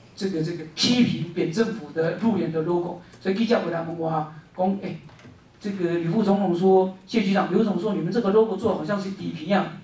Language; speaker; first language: Chinese; native; Chinese